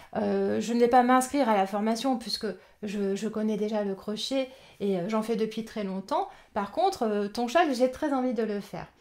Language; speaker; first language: French; native; French